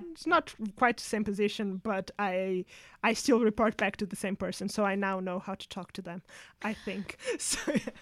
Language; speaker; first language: English; non-native, fluent; Spanish